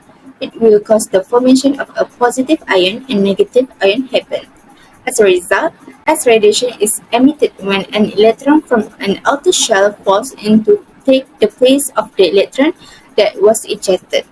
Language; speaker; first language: English; non-native, learner; Malay